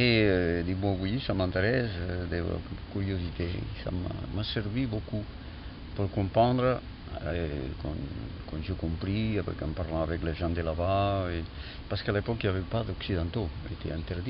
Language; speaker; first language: French; non-native, fluent; Catalan